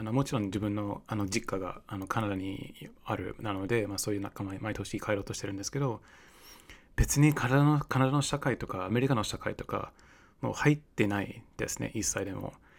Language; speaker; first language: Japanese; non-native, fluent; English